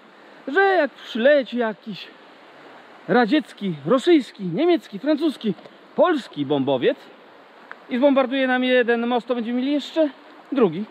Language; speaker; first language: Polish; native; Polish